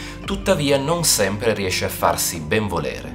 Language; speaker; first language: Italian; native; Italian